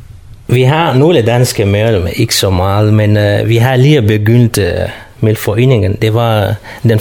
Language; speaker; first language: Danish; non-native, fluent; Kurdish